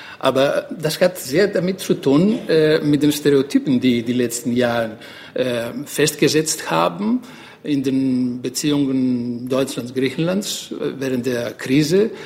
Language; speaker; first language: German; non-native, fluent; Greek